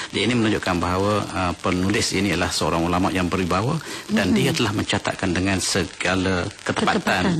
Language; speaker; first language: Malay; native; Malay